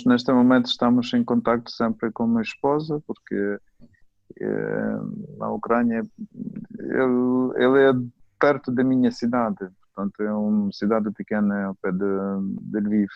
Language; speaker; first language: Portuguese; non-native, fluent; Ukrainian